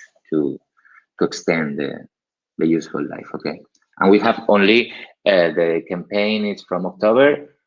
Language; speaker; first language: English; non-native, learner; Spanish